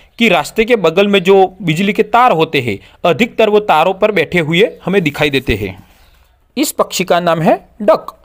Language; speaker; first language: Hindi; non-native, local second language; Gujarati